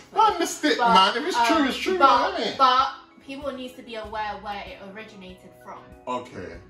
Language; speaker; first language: English; non-native, fluent; Vietnamese